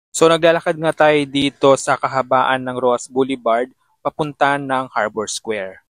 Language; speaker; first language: Filipino; native; Filipino